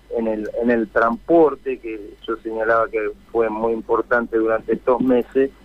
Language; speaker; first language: Spanish; native; Spanish